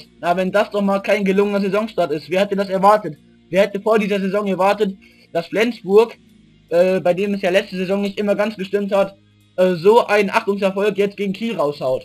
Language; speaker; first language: German; native; German